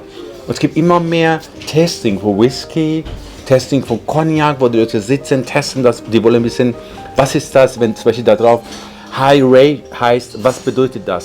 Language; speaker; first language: German; non-native, fluent; Persian